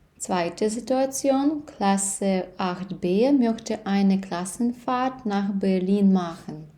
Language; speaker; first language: German; non-native, fluent; Ukrainian